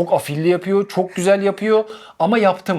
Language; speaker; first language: Turkish; non-native, fluent; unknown